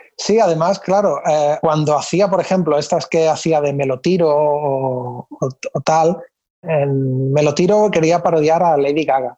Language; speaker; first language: Spanish; native; Spanish